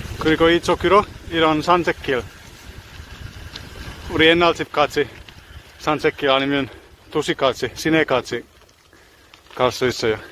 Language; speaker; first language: Korean; non-native, learner; Finnish